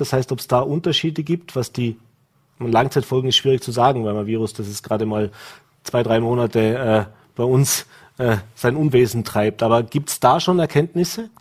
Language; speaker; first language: German; native; German